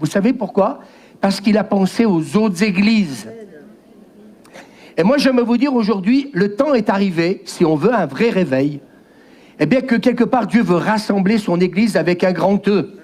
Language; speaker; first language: French; native; French